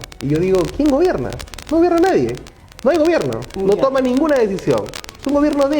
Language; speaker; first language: Spanish; native; Spanish